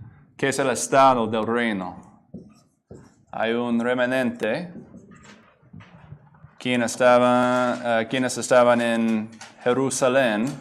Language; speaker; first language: Spanish; non-native, fluent; English